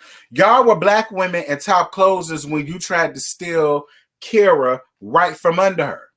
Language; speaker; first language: English; native; English